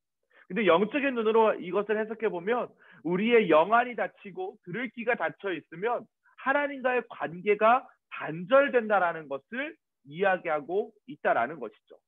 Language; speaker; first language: Korean; native; Korean